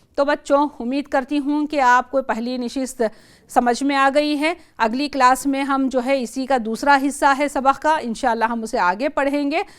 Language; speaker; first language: Urdu; native; Urdu